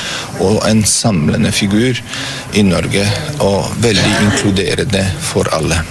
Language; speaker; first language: Norwegian; non-native, fluent; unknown